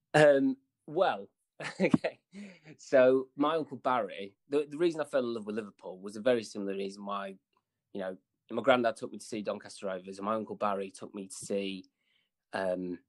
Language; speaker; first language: English; native; English